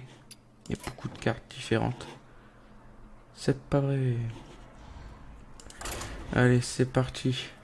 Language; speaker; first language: French; native; French